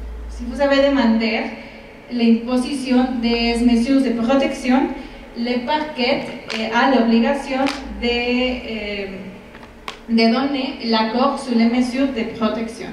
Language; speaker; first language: French; non-native, fluent; Spanish